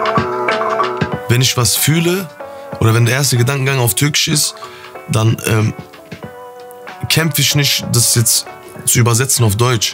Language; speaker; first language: German; early bilingual, other home language; Turkish